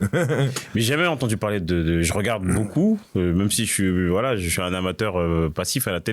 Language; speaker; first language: French; native; French